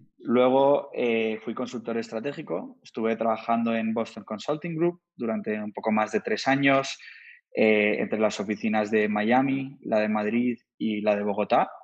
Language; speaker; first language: Spanish; native; Spanish